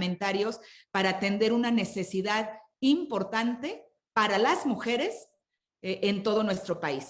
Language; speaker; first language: Spanish; native; Spanish